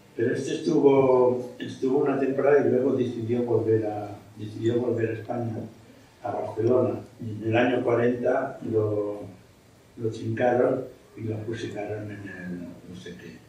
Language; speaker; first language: Spanish; native; Spanish